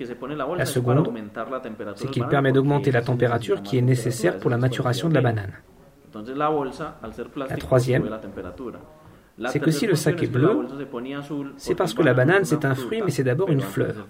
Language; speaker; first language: French; non-native, fluent; Spanish